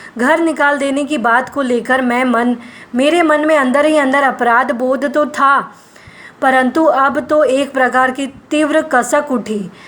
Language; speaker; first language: Hindi; non-native, local second language; Gujarati